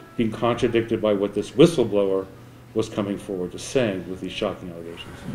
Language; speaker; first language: English; native; English